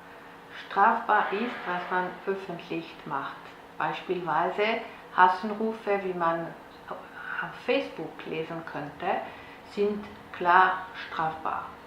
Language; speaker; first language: German; non-native, local second language; French